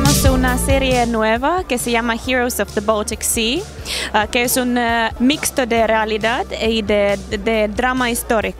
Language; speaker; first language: Spanish; non-native, fluent; Finnish